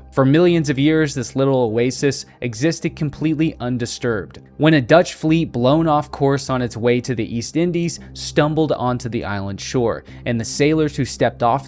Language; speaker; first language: English; native; English